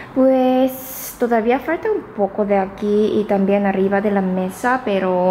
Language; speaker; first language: Spanish; non-native, fluent; Korean